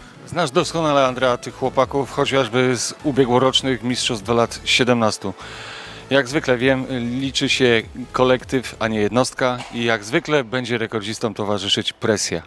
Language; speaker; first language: Polish; native; Polish